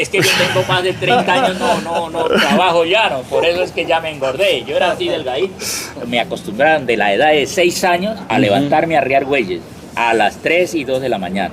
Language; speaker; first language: Spanish; native; Spanish